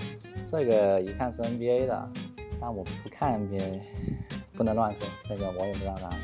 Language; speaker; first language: Chinese; native; Chinese